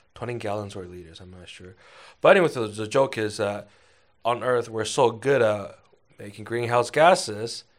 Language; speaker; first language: English; early bilingual, other home language; Chinese